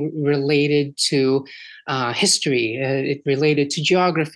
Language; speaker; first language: English; early bilingual, other home language; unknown